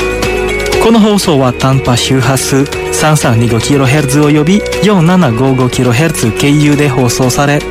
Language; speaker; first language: Japanese; non-native, fluent; Indonesian